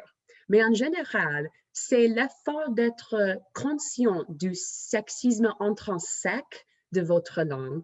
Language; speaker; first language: French; non-native, fluent; English